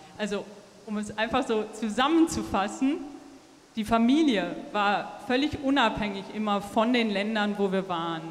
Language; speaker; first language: German; native; German